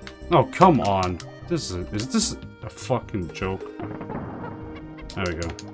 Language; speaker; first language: English; non-native, fluent; Swiss German